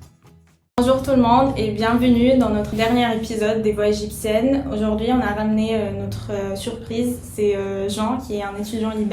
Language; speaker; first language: French; non-native, fluent; Arabic